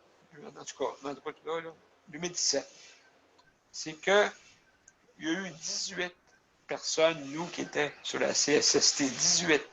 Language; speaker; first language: French; native; French